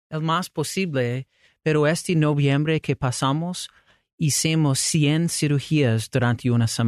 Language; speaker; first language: Spanish; non-native, learner; English